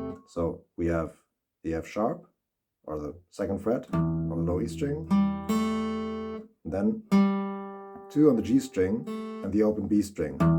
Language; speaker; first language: English; non-native, fluent; German